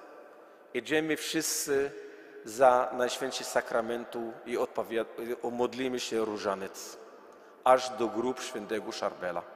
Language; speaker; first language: Polish; non-native, learner; Arabic